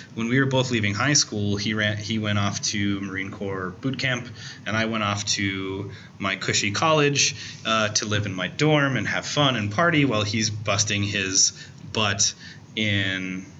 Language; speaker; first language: English; native; English